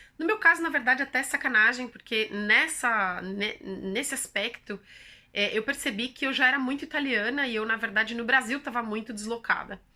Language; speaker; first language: Portuguese; native; Portuguese